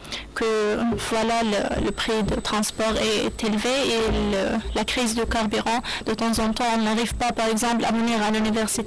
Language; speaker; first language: French; non-native, learner; Arabic